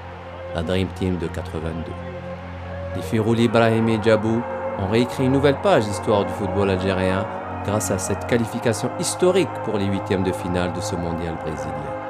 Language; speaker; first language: French; non-native, local second language; Arabic